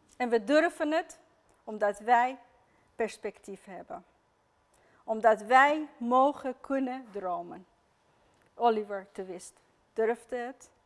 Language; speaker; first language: Dutch; non-native, fluent; Persian